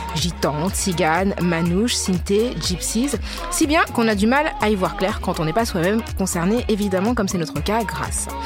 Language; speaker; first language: French; early bilingual, other home language; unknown